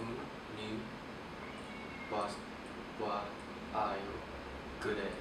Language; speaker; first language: Korean; non-native, learner; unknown